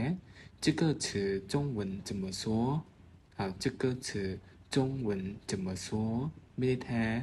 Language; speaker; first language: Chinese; non-native, fluent; Khmer